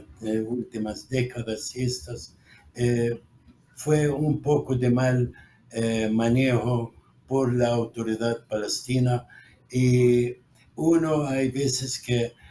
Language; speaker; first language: Spanish; non-native, fluent; Arabic